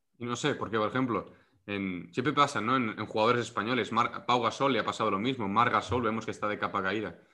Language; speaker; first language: Spanish; non-native, local second language; Catalan